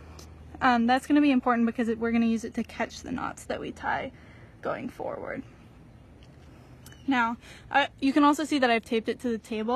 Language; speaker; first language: English; native; English